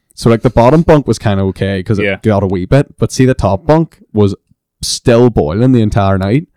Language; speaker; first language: English; native; English